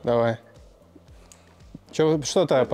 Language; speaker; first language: Russian; native; Russian